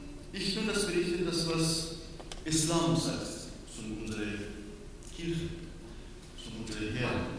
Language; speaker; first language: German; non-native, learner; Persian